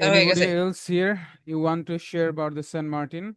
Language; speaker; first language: English; non-native, fluent; Bangla